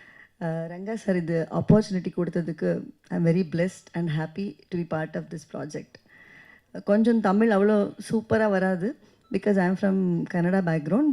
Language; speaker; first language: Tamil; non-native, fluent; Kannada